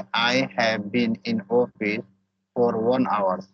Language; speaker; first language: English; non-native, learner; Hindi